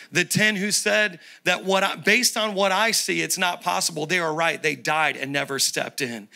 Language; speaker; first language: English; native; English